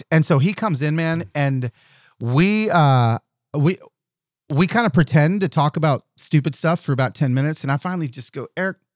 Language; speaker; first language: English; early bilingual, other home language; Yoruba